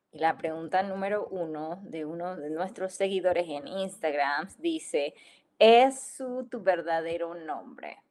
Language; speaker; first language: Spanish; native; Spanish